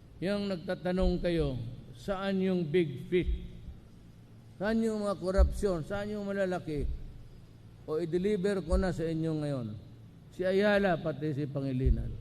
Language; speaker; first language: Filipino; non-native, local second language; Cebuano